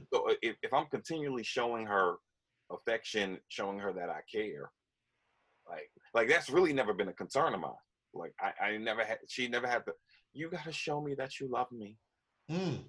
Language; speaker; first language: English; native; English